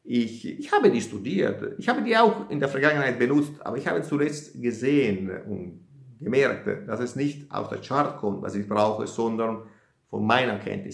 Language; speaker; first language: German; non-native, fluent; Italian